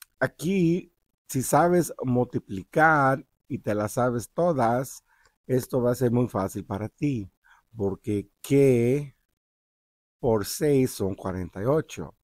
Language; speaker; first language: Spanish; early bilingual, heritage; Spanish